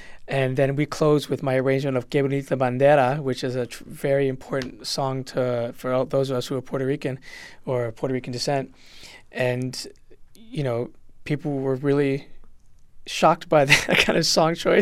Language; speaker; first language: English; native; English